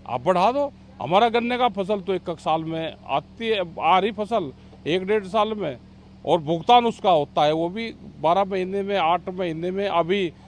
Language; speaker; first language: Hindi; native; Hindi